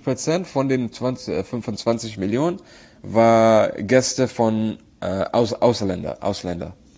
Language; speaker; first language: German; non-native, learner; Arabic